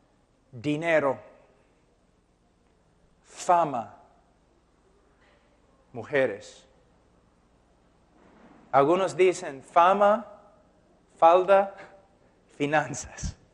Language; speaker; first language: Spanish; non-native, fluent; English